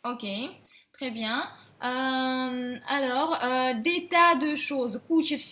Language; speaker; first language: French; non-native, fluent; Russian